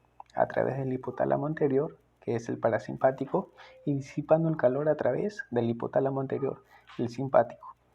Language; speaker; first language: Spanish; native; Spanish